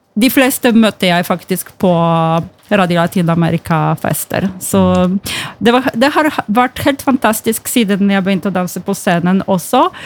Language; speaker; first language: Norwegian; non-native, fluent; Polish